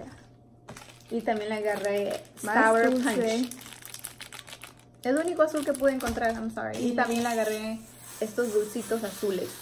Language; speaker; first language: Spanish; early bilingual, heritage; Spanish